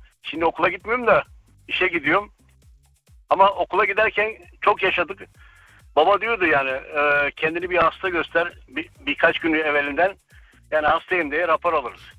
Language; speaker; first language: Turkish; early bilingual, other home language; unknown